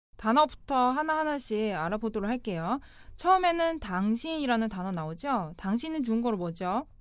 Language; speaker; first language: Korean; non-native, fluent; Chinese